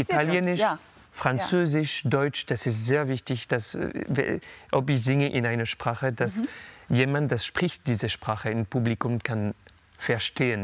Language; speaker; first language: German; non-native, fluent; French